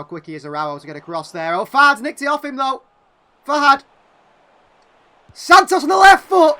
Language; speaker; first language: English; native; English